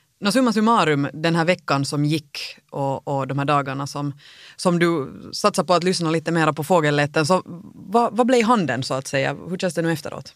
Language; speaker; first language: Swedish; native; Swedish